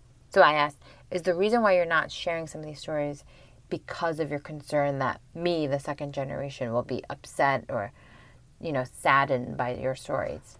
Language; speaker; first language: English; early bilingual, other home language; Korean